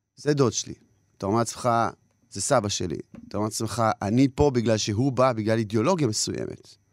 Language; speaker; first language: Hebrew; native; Hebrew